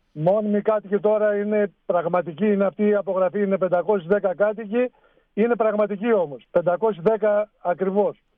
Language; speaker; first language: Greek; native; Greek